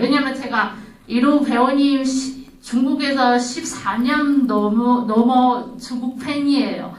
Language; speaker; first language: Korean; non-native, learner; Chinese